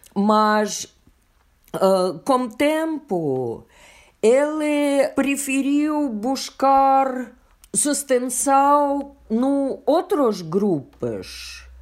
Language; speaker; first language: Portuguese; non-native, learner; Russian